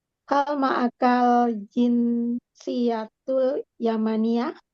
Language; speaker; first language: Arabic; non-native, learner; Indonesian